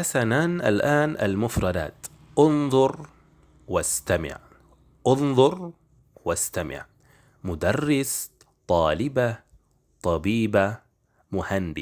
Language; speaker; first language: Arabic; non-native, fluent; Indonesian